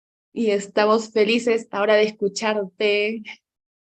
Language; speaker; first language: Spanish; native; Spanish